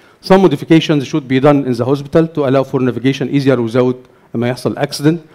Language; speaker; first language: English; non-native, fluent; Arabic